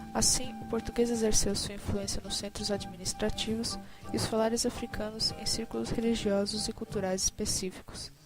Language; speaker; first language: Portuguese; native; Portuguese